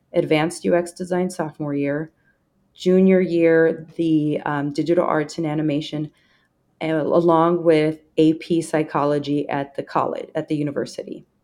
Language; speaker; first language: English; native; English